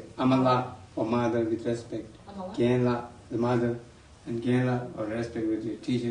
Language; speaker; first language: English; non-native, learner; Tibetan